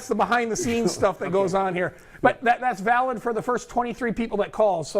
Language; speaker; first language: English; native; English